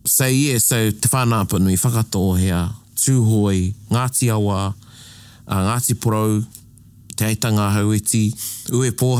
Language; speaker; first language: Māori; non-native, local second language; English